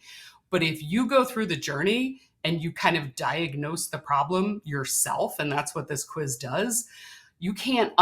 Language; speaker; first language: English; native; English